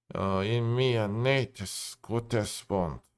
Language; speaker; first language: German; non-native, learner; Korean